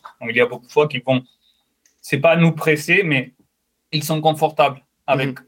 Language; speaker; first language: French; non-native, fluent; Spanish